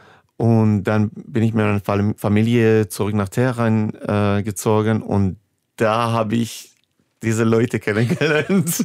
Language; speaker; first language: German; non-native, fluent; Persian